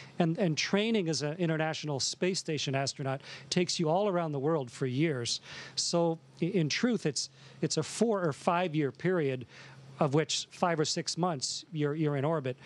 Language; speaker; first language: English; native; English